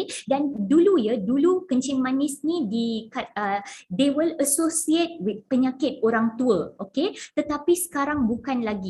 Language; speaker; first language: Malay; non-native, local second language; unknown